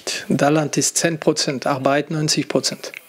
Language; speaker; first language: German; non-native, fluent; French